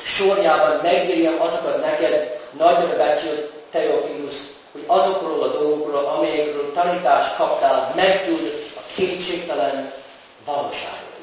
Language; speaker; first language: Hungarian; native; Hungarian